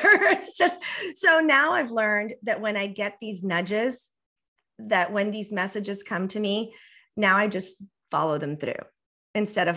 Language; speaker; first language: English; early bilingual, other home language; Spanish